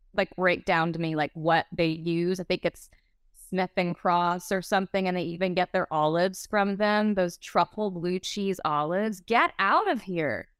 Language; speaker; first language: English; native; English